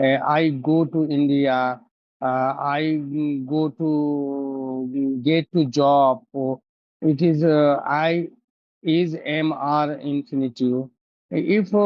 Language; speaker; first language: English; non-native, learner; Hindi